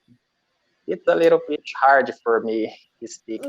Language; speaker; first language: English; non-native, learner; Portuguese